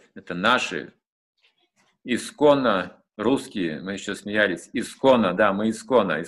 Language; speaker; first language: Russian; native; Russian